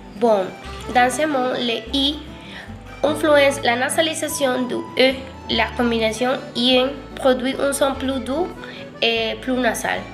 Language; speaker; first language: French; non-native, learner; Spanish